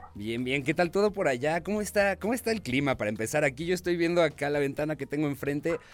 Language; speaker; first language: Spanish; native; Spanish